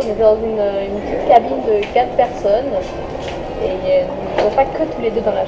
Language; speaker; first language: French; native; French